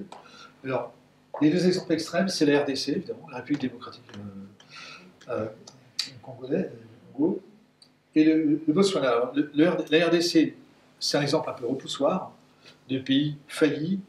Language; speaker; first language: French; native; French